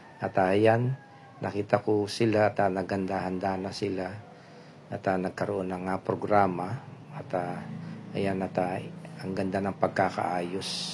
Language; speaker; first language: Filipino; non-native, local second language; Pampanga